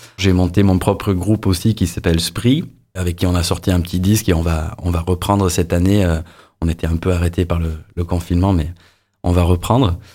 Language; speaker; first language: French; non-native, fluent; English